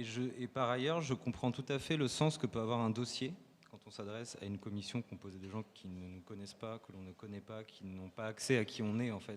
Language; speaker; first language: French; native; French